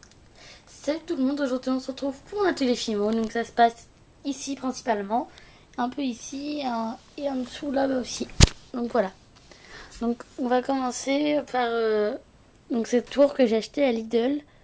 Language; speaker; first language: French; native; French